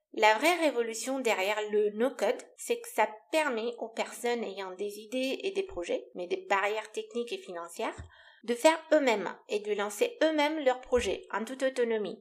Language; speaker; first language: French; non-native, fluent; Romanian